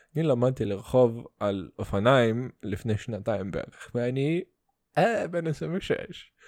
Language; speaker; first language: Hebrew; non-native, fluent; Russian